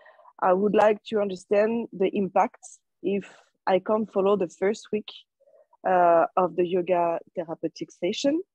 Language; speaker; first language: English; non-native, fluent; French